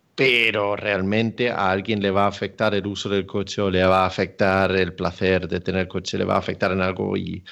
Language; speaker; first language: Spanish; non-native, fluent; Danish